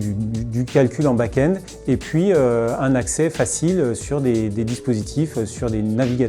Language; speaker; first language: French; native; French